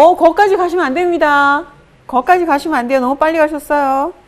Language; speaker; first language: Korean; native; Korean